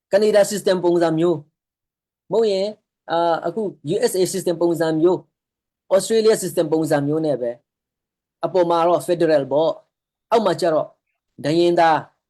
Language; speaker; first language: Burmese; non-native, local second language; Hakha Chin